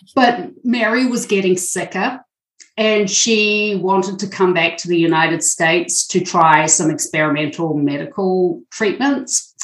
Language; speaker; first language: English; native; English